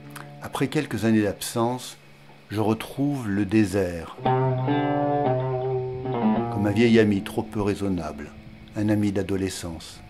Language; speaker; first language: French; native; French